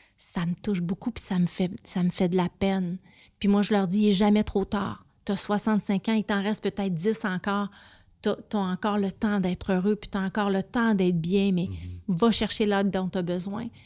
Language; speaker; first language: French; native; French